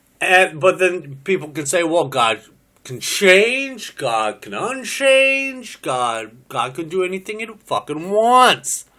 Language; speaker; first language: English; native; English